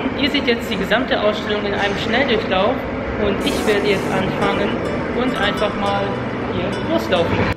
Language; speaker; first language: German; native; German